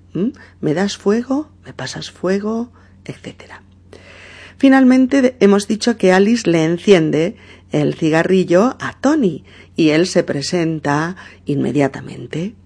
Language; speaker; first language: Spanish; native; Spanish